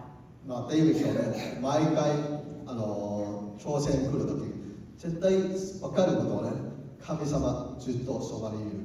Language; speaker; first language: Japanese; non-native, learner; Cantonese